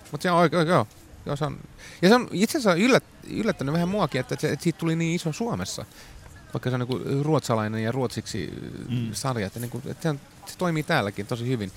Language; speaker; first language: Finnish; non-native, local second language; Swedish